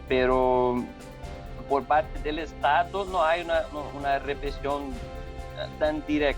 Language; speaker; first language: Spanish; non-native, fluent; Portuguese